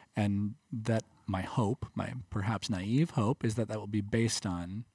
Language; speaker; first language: English; native; English